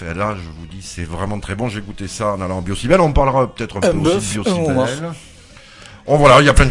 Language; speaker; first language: French; native; French